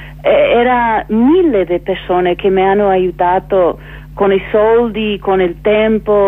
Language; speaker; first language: Italian; non-native, fluent; English